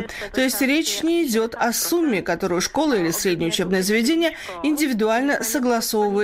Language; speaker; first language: Russian; native; Russian